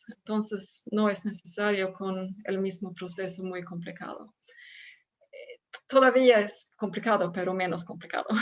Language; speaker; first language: Spanish; non-native, fluent; Swedish